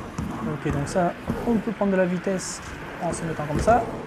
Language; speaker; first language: French; native; French